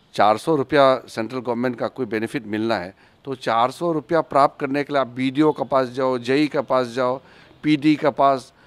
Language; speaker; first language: Hindi; native; Hindi